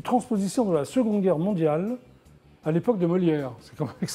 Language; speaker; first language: French; native; French